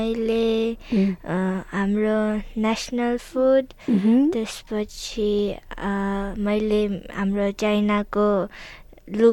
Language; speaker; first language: Nepali; early bilingual, other home language; Chinese